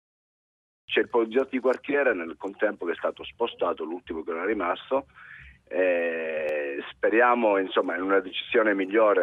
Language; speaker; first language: Italian; native; Italian